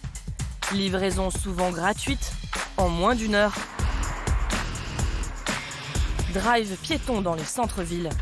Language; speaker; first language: French; native; French